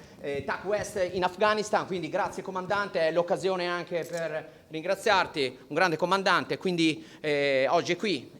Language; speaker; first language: Italian; native; Italian